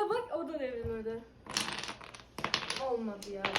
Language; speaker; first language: Turkish; early bilingual, heritage; Turkish